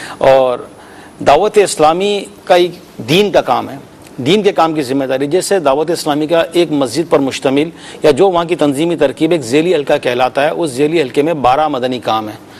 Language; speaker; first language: Urdu; native; Urdu